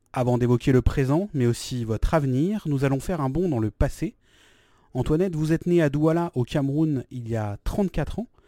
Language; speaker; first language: French; native; French